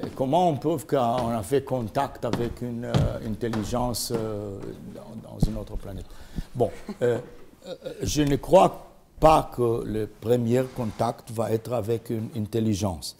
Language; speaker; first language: French; non-native, learner; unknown